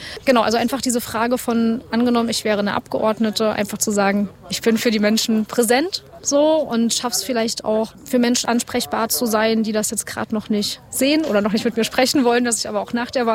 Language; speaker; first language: German; native; German